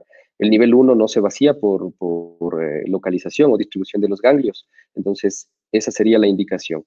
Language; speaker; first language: Spanish; native; Spanish